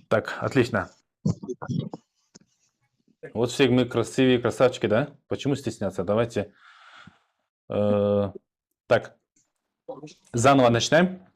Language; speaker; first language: Russian; non-native, local second language; Kyrgyz